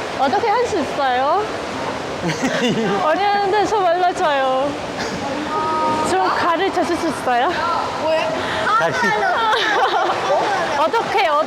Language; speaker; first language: Korean; non-native, learner; Vietnamese